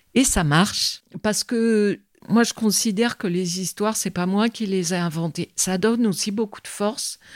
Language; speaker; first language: French; native; French